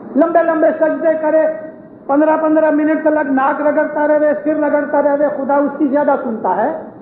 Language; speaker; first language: Urdu; non-native, local second language; Punjabi